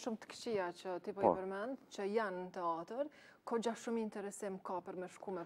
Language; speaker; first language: Albanian; native; Albanian